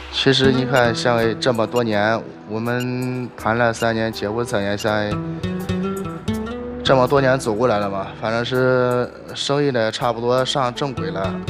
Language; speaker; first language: Chinese; native; Chinese